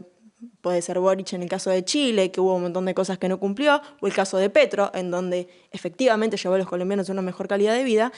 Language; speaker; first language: Spanish; native; Spanish